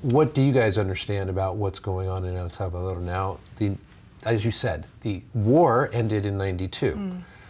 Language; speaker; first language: English; native; English